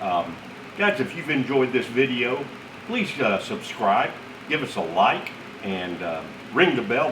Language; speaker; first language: English; native; English